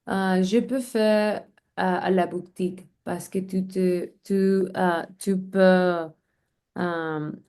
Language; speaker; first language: French; non-native, learner; English